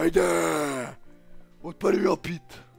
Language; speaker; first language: Bulgarian; native; Bulgarian